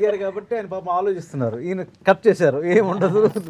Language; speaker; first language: Telugu; native; Telugu